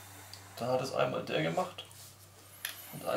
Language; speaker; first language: German; native; German